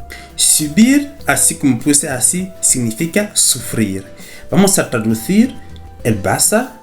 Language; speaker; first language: Spanish; non-native, fluent; French